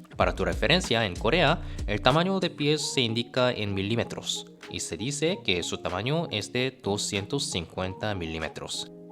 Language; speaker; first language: Spanish; non-native, fluent; Korean